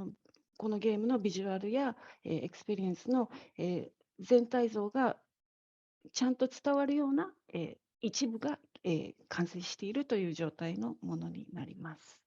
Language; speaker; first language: Japanese; native; Japanese